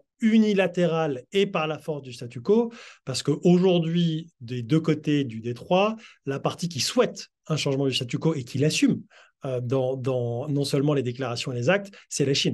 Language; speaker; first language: French; native; French